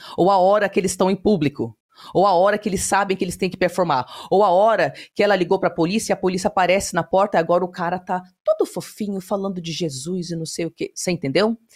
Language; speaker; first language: Portuguese; early bilingual, heritage; Portuguese